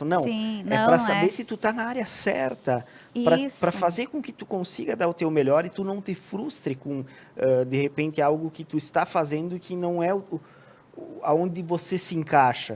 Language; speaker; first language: Portuguese; native; Portuguese